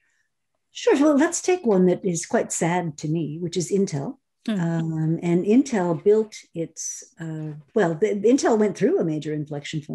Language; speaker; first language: English; native; English